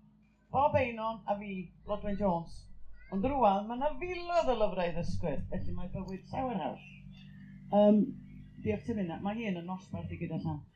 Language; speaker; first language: Welsh; native; Welsh